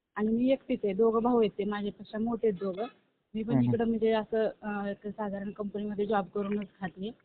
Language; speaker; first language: Marathi; native; Marathi